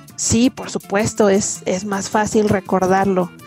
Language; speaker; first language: Spanish; native; Spanish